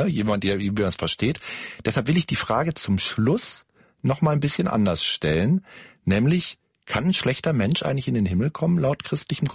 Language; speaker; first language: German; native; German